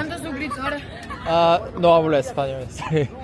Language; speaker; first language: Spanish; non-native, learner; Korean